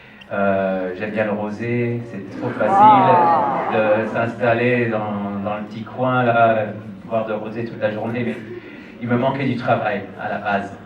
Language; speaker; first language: French; non-native, fluent; English